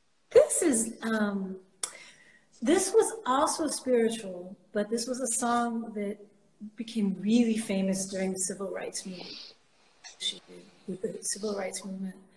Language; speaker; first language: English; native; English